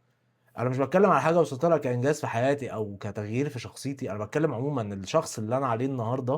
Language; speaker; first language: Arabic; native; Arabic